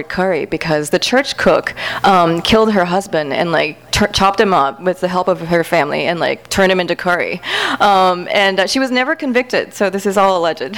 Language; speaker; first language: English; native; English